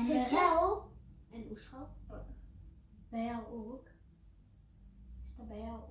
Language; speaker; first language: Dutch; early bilingual, other home language; Mongolian